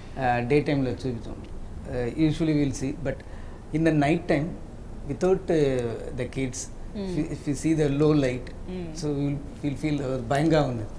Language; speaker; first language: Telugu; non-native, learner; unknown